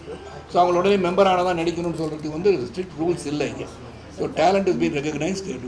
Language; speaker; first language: Tamil; native; Tamil